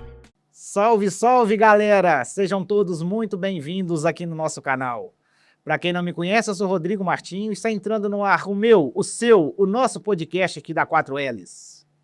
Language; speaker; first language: Portuguese; native; Portuguese